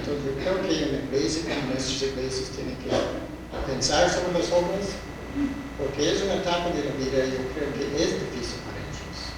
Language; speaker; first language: Spanish; non-native, fluent; English